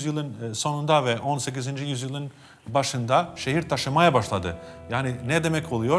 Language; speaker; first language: Turkish; non-native, fluent; Albanian